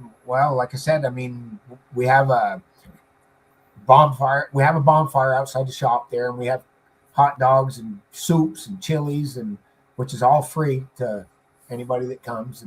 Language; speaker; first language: English; native; English